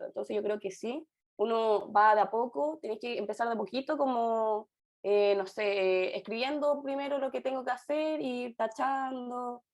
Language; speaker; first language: Spanish; native; Spanish